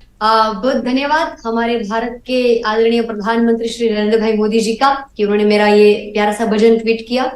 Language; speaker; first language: Hindi; non-native, local second language; Gujarati